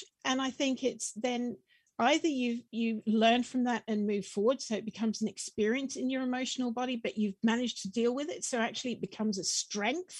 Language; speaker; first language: English; native; English